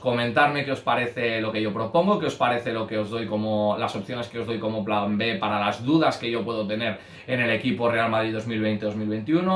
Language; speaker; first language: Spanish; native; Spanish